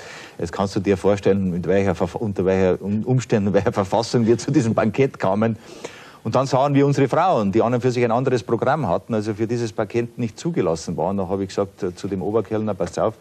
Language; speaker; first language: German; native; German